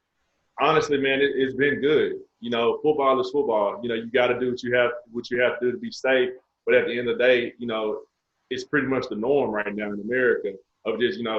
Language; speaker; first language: English; native; English